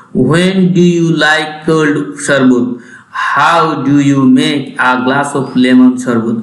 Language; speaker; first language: English; non-native, local second language; Bangla